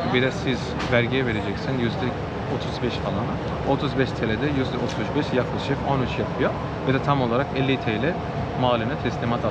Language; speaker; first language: Turkish; non-native, fluent; Bangla